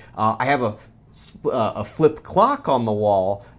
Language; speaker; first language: English; native; English